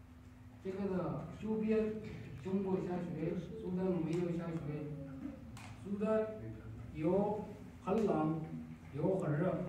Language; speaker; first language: Chinese; non-native, learner; Arabic